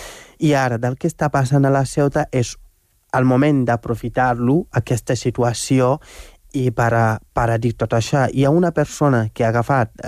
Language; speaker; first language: Catalan; non-native, fluent; Wolof